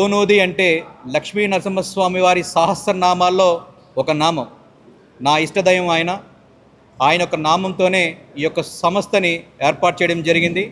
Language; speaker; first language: Telugu; native; Telugu